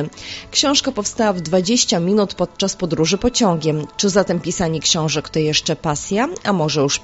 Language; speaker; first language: Polish; native; Polish